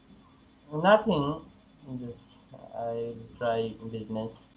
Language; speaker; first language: English; non-native, learner; Bangla